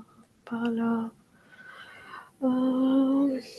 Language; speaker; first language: French; non-native, learner; Hindi